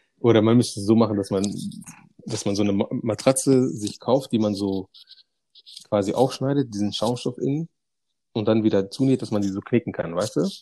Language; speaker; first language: German; early bilingual, other home language; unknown